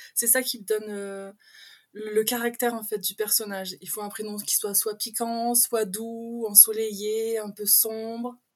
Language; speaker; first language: French; native; French